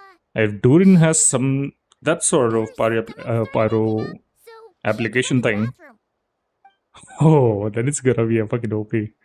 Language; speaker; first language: English; non-native, local second language; Hindi